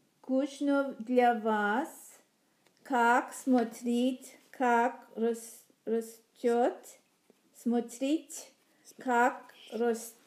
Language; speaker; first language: Russian; non-native, learner; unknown